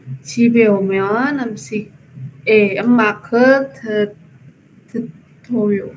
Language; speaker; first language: Korean; non-native, learner; Indonesian